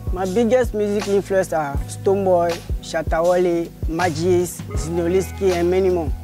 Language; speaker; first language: English; non-native, fluent; French